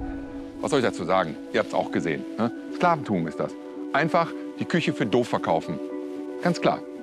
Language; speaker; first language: German; native; German